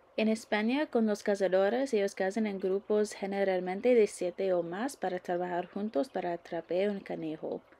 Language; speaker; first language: Spanish; non-native, learner; English